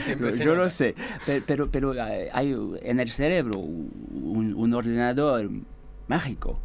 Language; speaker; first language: Spanish; non-native, fluent; French